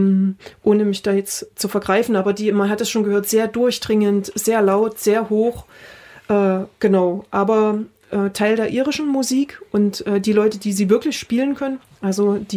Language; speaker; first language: German; native; German